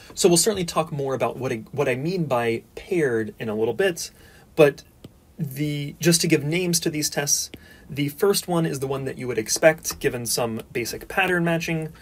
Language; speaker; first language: English; native; English